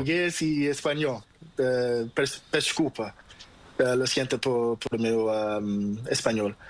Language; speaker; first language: Spanish; non-native, learner; Portuguese